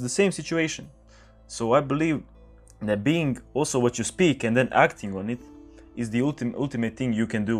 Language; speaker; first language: English; non-native, fluent; Croatian